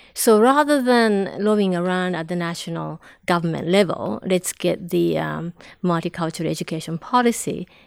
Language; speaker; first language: English; non-native, fluent; Japanese